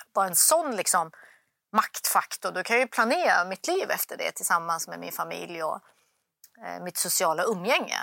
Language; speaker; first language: Swedish; early bilingual, other home language; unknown